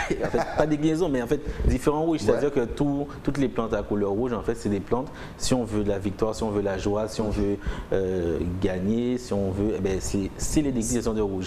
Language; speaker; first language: French; native; French